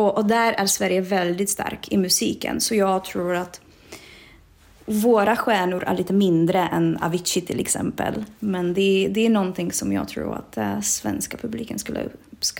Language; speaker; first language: Swedish; non-native, fluent; Czech